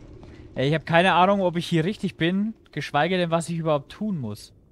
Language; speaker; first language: German; native; German